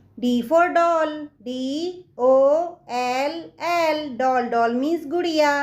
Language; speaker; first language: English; non-native, local second language; Hindi